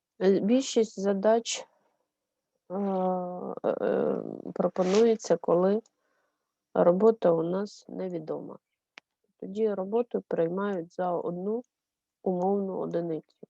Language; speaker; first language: Ukrainian; native; Ukrainian